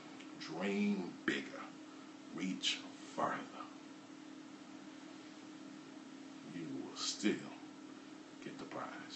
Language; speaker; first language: English; native; English